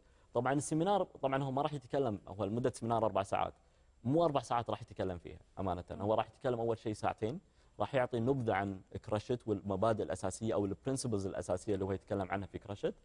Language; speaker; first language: Arabic; native; Arabic